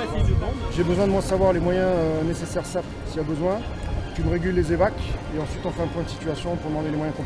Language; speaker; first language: French; native; French